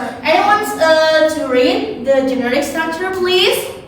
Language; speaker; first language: English; non-native, learner; Indonesian